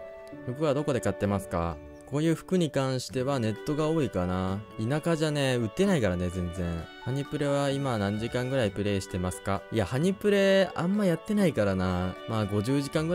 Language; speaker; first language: Japanese; native; Japanese